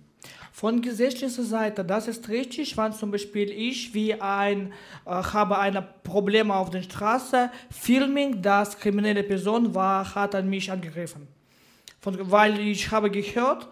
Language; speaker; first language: German; non-native, learner; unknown